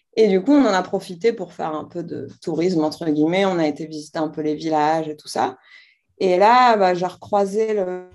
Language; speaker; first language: French; non-native, local second language; Arabic